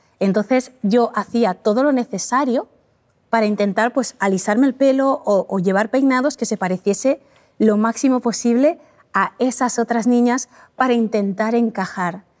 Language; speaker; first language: Spanish; early bilingual, other home language; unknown